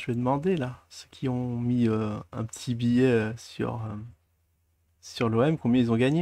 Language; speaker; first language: French; native; French